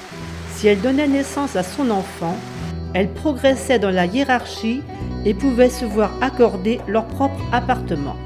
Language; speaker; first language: French; native; French